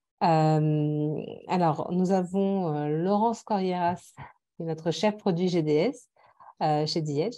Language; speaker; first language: French; native; French